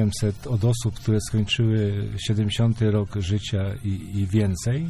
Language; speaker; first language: Polish; native; Polish